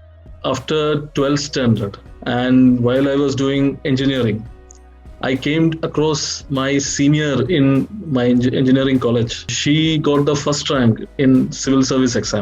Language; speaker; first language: English; non-native, local second language; Malayalam